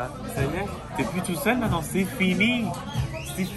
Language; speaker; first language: French; native; French